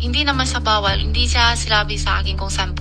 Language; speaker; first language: Filipino; non-native, learner; Chinese